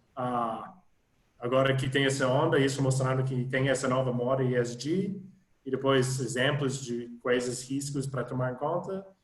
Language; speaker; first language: Portuguese; non-native, fluent; English